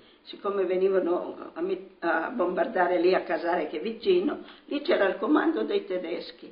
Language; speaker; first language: Italian; native; Italian